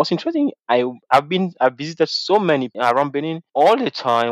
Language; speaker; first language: English; non-native, local second language; French